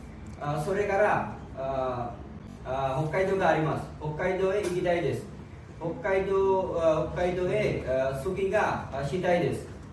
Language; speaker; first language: Japanese; non-native, learner; Bangla